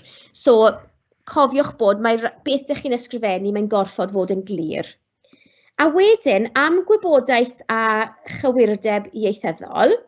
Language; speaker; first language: Welsh; non-native, local second language; English